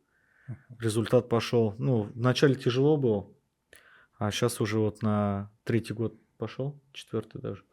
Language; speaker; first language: Russian; native; Russian